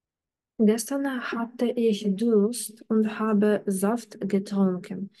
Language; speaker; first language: German; non-native, fluent; Ukrainian